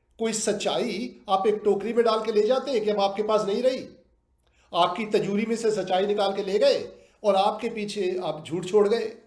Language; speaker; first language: Urdu; native; Urdu